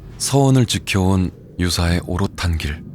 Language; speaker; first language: Korean; native; Korean